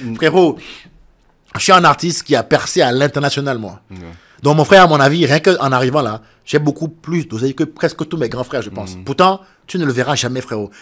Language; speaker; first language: French; native; French